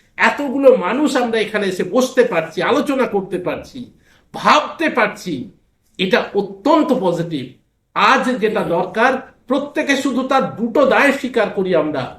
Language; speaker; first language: Bangla; native; Bangla